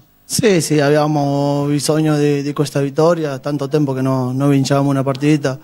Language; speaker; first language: Italian; non-native, fluent; Spanish